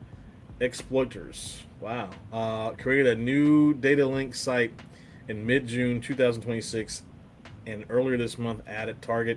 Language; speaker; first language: English; native; English